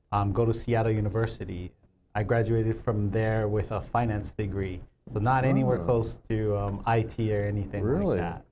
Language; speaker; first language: English; native; English